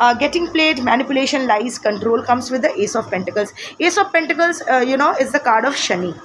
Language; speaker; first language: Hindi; non-native, local second language; Bangla